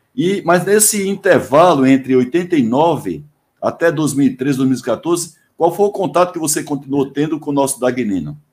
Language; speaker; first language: Portuguese; native; Portuguese